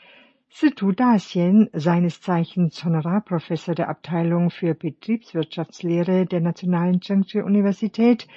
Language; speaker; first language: German; native; German